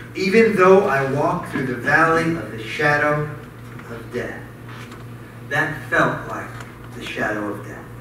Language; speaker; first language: English; native; English